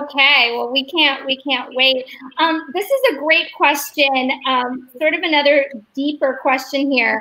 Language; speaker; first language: English; native; English